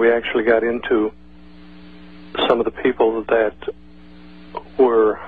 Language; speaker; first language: English; native; English